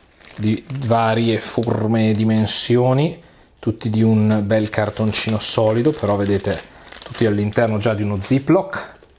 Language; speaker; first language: Italian; native; Italian